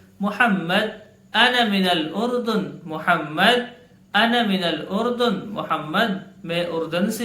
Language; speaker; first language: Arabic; non-native, fluent; Urdu